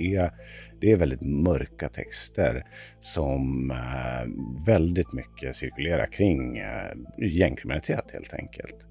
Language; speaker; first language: Swedish; native; Swedish